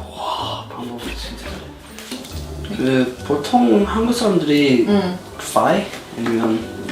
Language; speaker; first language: Korean; non-native, learner; English